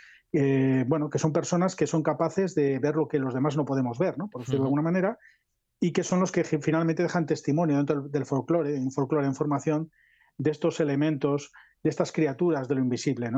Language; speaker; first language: Spanish; native; Spanish